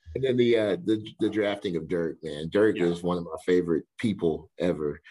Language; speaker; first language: English; native; English